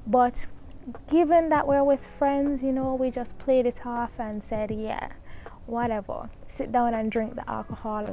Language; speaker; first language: English; native; English